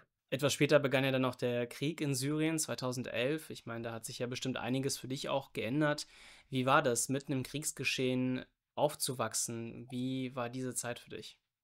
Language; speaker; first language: German; native; German